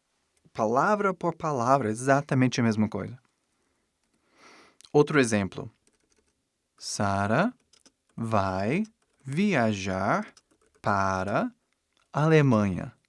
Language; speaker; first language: Portuguese; non-native, fluent; English